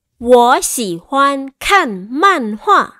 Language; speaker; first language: Chinese; non-native, fluent; Vietnamese